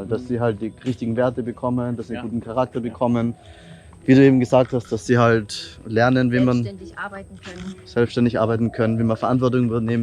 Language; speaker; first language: German; native; German